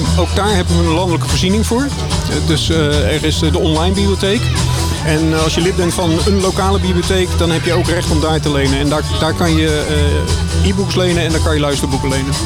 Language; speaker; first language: Dutch; native; Dutch